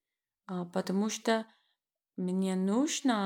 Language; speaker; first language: Russian; non-native, learner; English